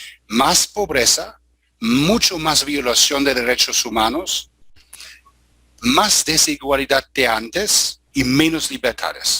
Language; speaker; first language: Spanish; non-native, fluent; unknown